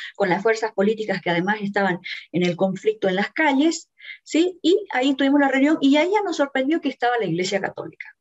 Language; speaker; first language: Spanish; native; Spanish